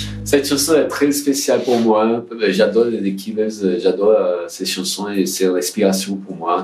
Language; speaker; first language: French; non-native, learner; Portuguese